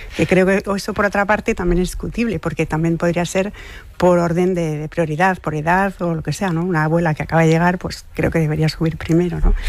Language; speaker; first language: Spanish; non-native, fluent; French